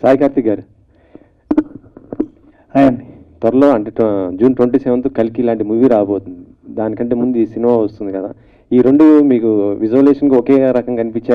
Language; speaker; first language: Telugu; native; Telugu